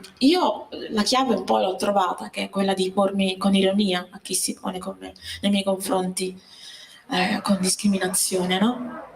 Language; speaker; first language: Italian; native; Italian